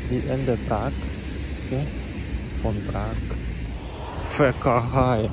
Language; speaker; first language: German; non-native, learner; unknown